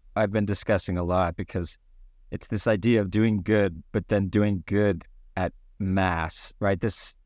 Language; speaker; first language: English; native; English